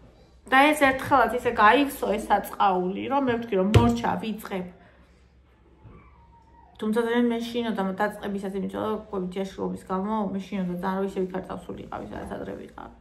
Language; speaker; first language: Georgian; native; Georgian